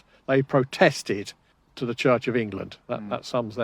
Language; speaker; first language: English; native; English